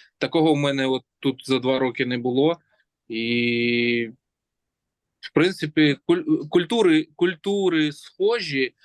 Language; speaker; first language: Ukrainian; native; Ukrainian